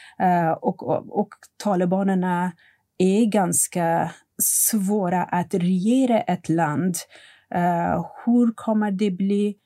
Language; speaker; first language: Swedish; non-native, fluent; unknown